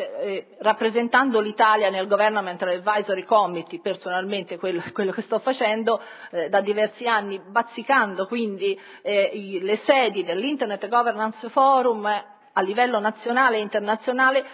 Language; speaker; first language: Italian; native; Italian